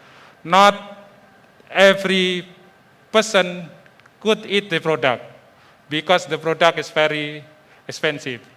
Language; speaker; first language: English; non-native, fluent; Indonesian